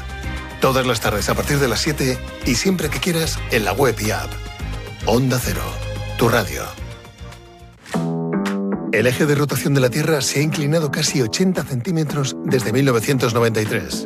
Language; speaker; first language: Spanish; native; Spanish